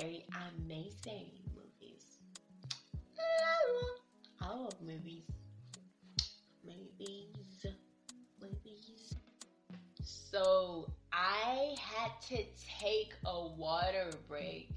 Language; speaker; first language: English; non-native, local second language; Yoruba